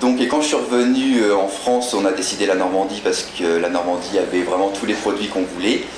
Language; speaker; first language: French; native; French